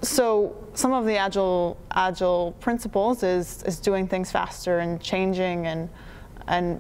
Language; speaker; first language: English; native; English